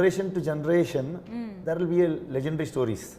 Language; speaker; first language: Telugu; non-native, learner; Kannada